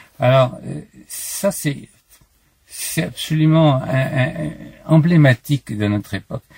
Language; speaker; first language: French; native; French